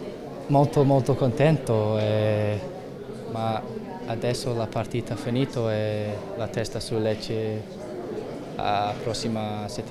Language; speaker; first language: Italian; non-native, learner; English